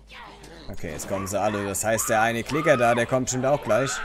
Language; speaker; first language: German; native; German